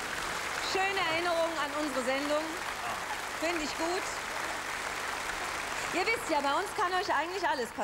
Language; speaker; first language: German; native; German